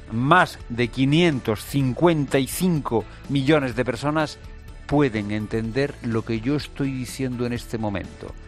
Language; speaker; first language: Spanish; native; Spanish